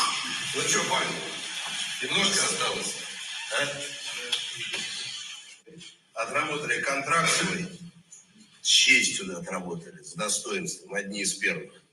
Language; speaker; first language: Russian; native; Russian